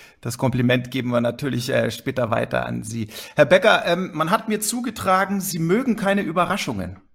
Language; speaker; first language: German; native; German